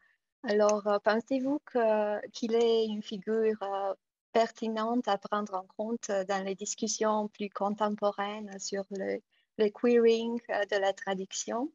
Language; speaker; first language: French; non-native, fluent; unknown